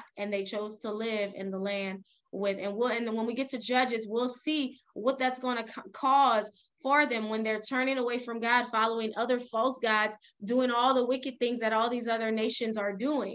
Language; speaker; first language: English; native; English